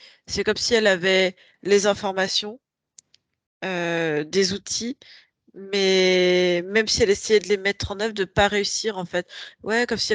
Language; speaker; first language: French; native; French